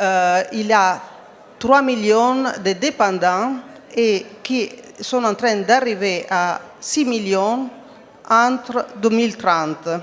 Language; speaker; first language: French; non-native, fluent; Italian